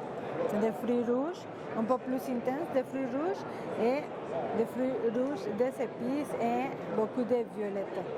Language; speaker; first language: French; non-native, fluent; Spanish